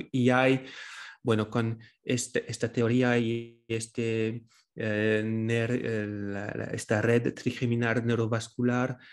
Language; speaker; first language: Spanish; non-native, fluent; French